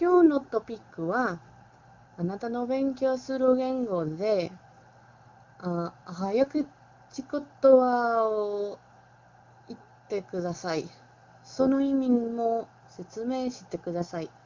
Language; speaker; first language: Japanese; non-native, learner; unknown